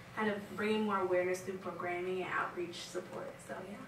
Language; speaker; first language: English; native; English